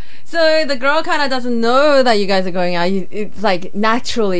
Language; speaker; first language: English; early bilingual, other home language; Korean